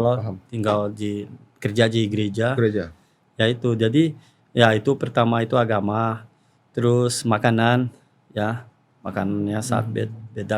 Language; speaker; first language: Indonesian; non-native, fluent; Portuguese